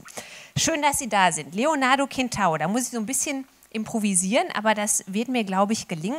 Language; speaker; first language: German; native; German